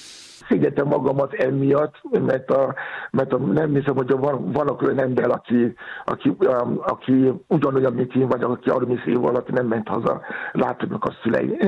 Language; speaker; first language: Hungarian; non-native, learner; Yoruba